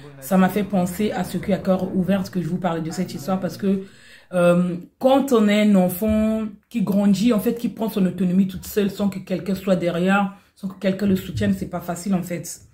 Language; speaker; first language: French; non-native, local second language; Lingala